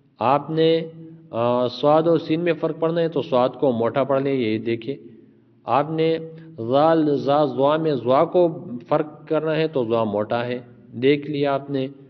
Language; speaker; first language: Urdu; native; Urdu